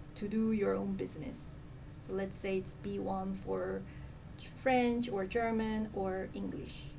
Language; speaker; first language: English; non-native, fluent; Korean